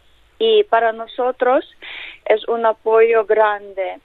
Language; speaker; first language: Spanish; non-native, learner; Ukrainian